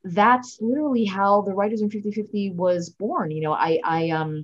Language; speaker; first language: English; native; English